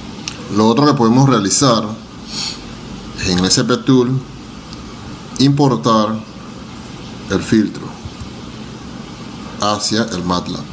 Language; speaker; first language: Spanish; native; Spanish